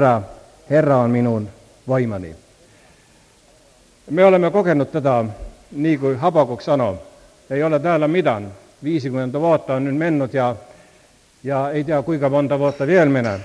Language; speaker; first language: Finnish; non-native, learner; Estonian